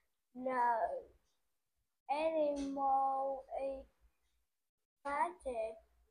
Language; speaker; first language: English; non-native, learner; Vietnamese